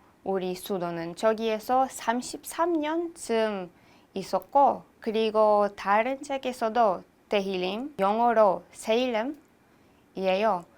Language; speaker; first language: Korean; non-native, learner; Hebrew